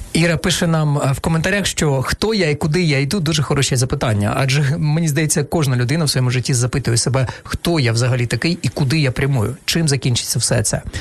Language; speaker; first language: Ukrainian; non-native, local second language; Russian